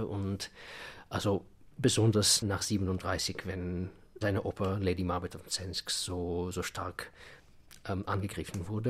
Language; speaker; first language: German; non-native, fluent; Russian